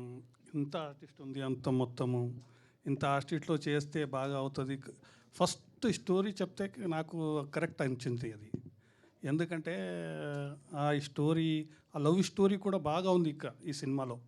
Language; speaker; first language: Telugu; non-native, learner; Hindi